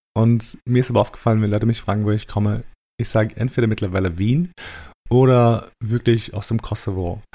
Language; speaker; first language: German; early bilingual, other home language; Albanian